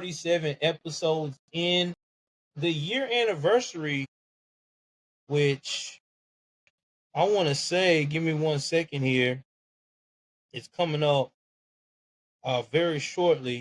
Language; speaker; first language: English; native; English